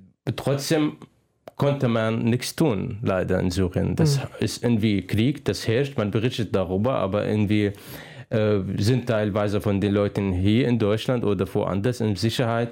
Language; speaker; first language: German; non-native, fluent; Arabic